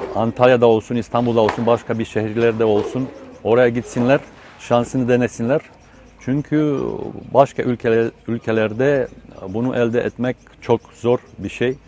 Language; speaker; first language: Turkish; non-native, fluent; Romanian